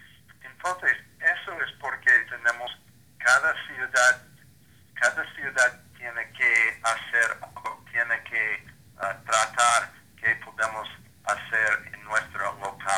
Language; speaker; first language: Spanish; non-native, learner; English